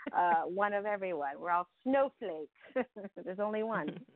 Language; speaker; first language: English; early bilingual, other home language; Russian